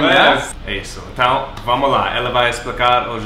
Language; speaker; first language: Portuguese; non-native, fluent; English